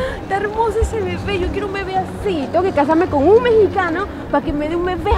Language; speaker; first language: Spanish; native; Spanish